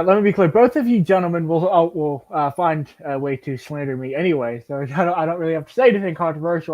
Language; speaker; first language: English; native; English